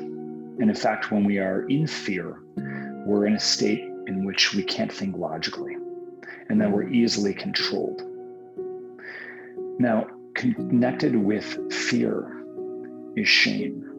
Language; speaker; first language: English; native; English